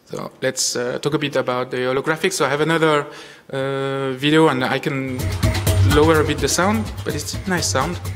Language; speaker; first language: English; non-native, fluent; French